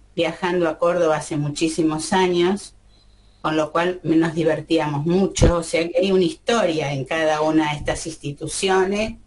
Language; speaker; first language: Spanish; native; Spanish